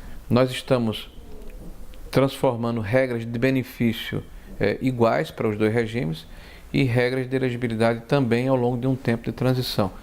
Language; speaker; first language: Portuguese; native; Portuguese